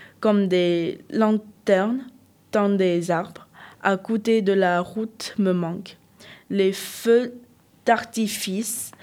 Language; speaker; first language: French; non-native, fluent; Chinese